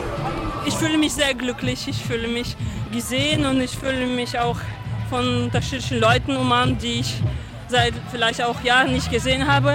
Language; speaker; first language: German; non-native, fluent; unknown